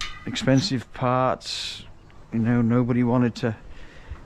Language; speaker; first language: English; native; English